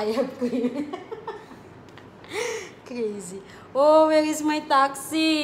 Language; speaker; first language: English; non-native, local second language; Filipino